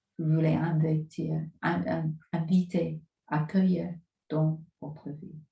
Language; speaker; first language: French; non-native, fluent; English